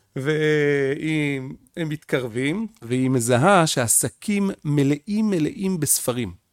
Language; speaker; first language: Hebrew; native; Hebrew